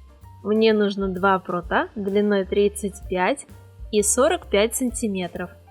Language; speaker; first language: Russian; native; Russian